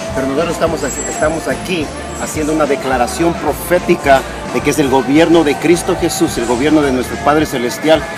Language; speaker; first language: Spanish; native; Spanish